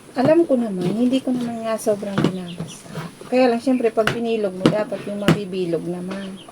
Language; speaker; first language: Filipino; non-native, local second language; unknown